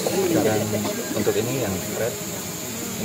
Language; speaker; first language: Indonesian; non-native, fluent; English